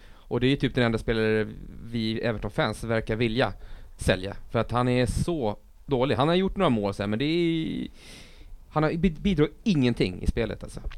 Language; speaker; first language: Swedish; native; Swedish